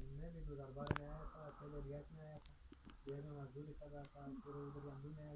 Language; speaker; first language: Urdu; non-native, local second language; Pashto